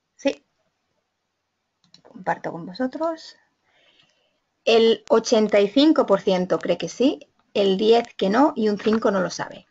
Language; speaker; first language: Spanish; native; Spanish